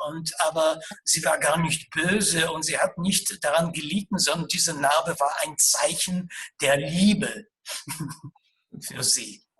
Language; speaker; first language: German; non-native, fluent; Russian